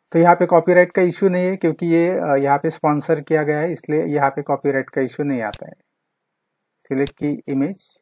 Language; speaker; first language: Hindi; non-native, local second language; Marathi